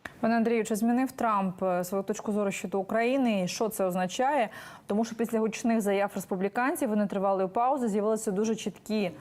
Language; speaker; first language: Ukrainian; native; Ukrainian